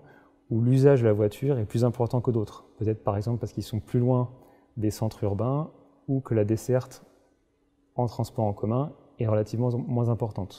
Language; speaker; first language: French; native; French